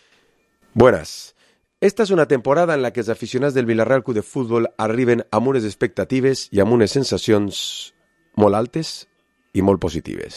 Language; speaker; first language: Spanish; non-native, local second language; Catalan